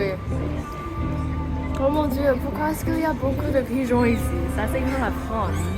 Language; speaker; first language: French; non-native, learner; English